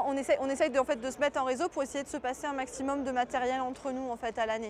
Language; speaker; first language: French; native; French